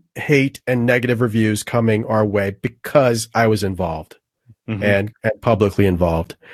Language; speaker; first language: English; native; English